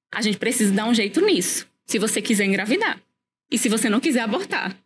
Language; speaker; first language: Portuguese; native; Portuguese